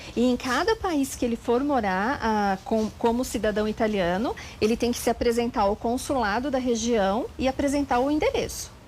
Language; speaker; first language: Portuguese; native; Portuguese